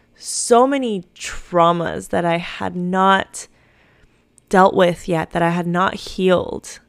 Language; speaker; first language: English; early bilingual, other home language; Spanish